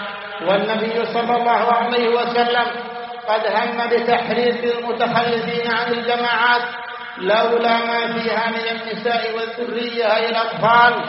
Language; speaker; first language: Arabic; native; Arabic